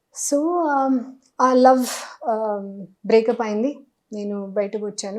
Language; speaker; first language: Telugu; non-native, local second language; Hindi